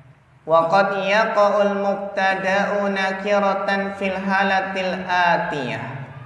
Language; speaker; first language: Arabic; non-native, fluent; Indonesian